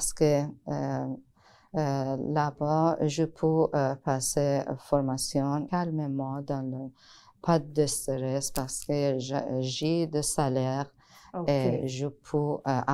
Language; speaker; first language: French; non-native, learner; Persian